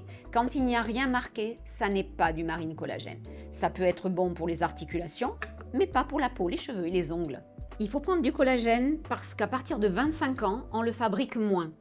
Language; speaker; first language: French; native; French